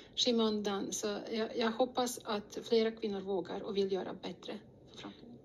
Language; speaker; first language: Swedish; non-native, fluent; Bosnian